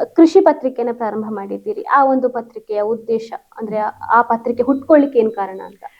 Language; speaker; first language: Kannada; native; Kannada